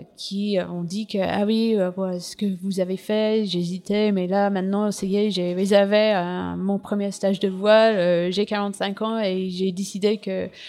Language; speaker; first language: French; non-native, fluent; English